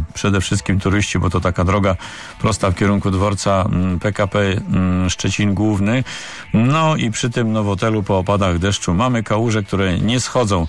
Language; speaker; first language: Polish; native; Polish